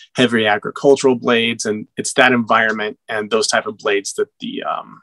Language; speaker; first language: English; native; English